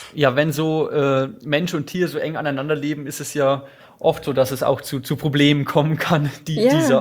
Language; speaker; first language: German; native; German